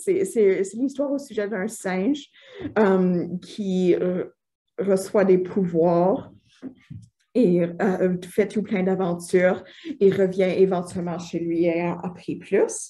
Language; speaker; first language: French; native; French